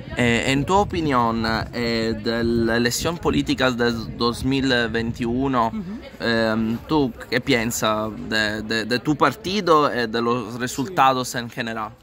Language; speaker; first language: Spanish; non-native, learner; Italian